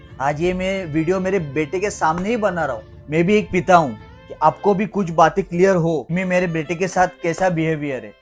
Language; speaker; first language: Hindi; non-native, local second language; Marathi